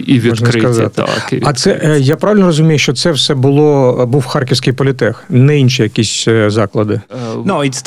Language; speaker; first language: Ukrainian; native; Ukrainian